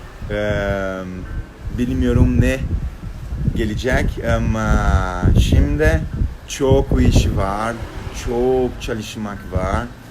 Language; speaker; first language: Turkish; non-native, learner; Portuguese